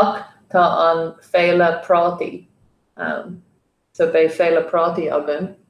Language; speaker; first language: Irish; non-native, fluent; English